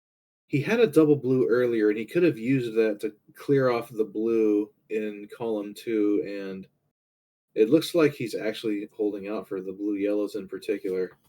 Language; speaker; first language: English; native; English